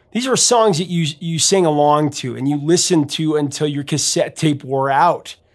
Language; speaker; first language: English; native; English